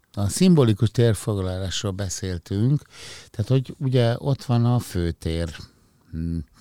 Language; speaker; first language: Hungarian; native; Hungarian